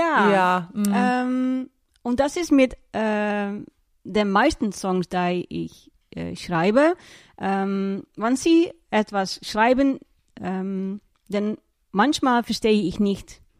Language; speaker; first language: German; non-native, learner; Dutch